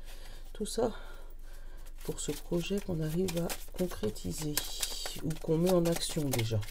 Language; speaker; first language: French; native; French